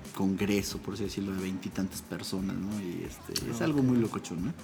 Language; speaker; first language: Spanish; native; Spanish